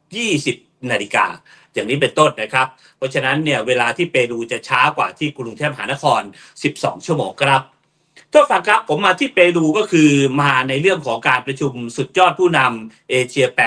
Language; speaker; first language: Thai; native; Thai